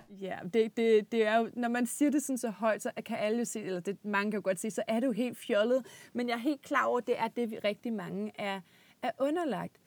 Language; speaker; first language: Danish; native; Danish